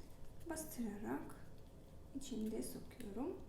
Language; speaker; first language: Turkish; non-native, learner; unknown